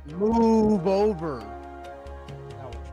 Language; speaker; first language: English; native; English